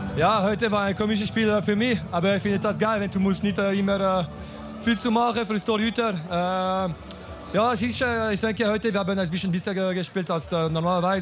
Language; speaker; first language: German; non-native, learner; French